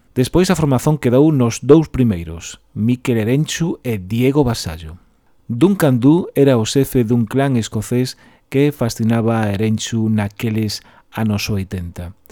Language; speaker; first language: Galician; non-native, local second language; Spanish